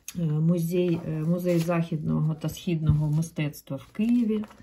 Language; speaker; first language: Ukrainian; non-native, local second language; Russian